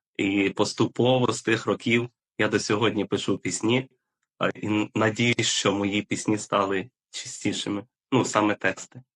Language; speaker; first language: Ukrainian; native; Ukrainian